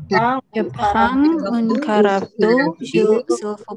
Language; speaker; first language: French; non-native, learner; Indonesian